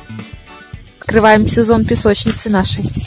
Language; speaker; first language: Russian; native; Russian